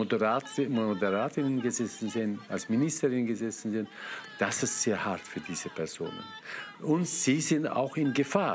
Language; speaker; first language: German; non-native, fluent; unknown